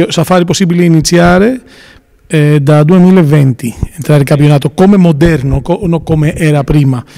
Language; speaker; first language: Italian; non-native, learner; Greek